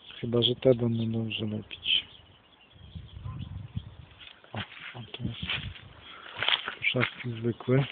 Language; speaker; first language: Polish; native; Polish